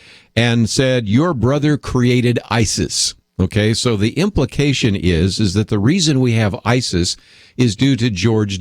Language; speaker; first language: English; native; English